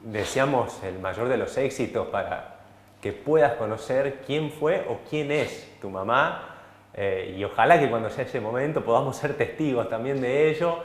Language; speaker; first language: Spanish; native; Spanish